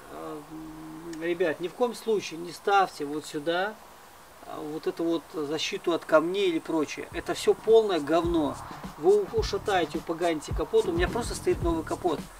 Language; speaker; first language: Russian; native; Russian